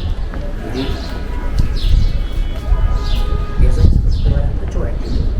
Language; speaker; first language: Indonesian; native; Indonesian